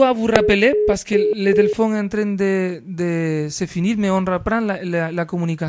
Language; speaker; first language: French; non-native, fluent; Spanish